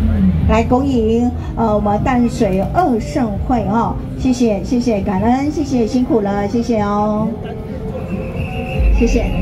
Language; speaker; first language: Chinese; native; Chinese